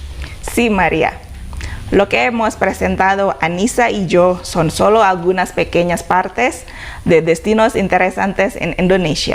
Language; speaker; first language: Spanish; non-native, fluent; Indonesian